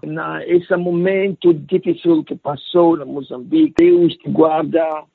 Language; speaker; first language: Portuguese; non-native, learner; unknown